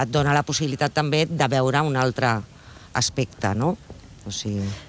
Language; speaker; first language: Catalan; non-native, local second language; Spanish